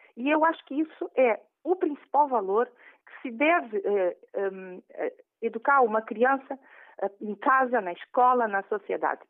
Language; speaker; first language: Portuguese; native; Portuguese